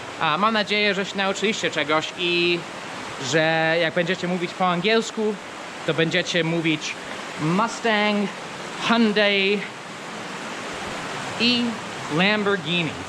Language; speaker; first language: Polish; non-native, fluent; English